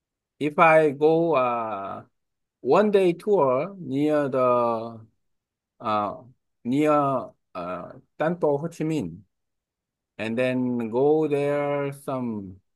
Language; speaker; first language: English; non-native, learner; Korean